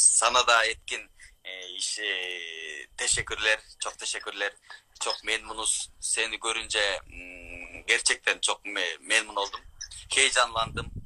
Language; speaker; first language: Turkish; non-native, learner; Kyrgyz